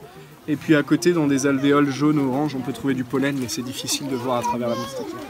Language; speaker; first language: French; native; French